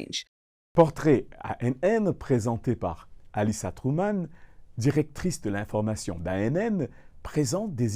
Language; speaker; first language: French; native; French